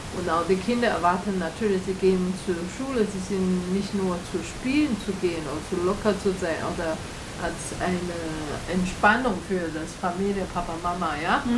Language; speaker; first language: German; non-native, learner; Chinese